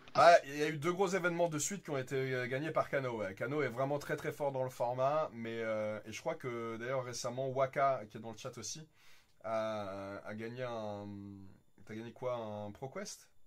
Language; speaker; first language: French; native; French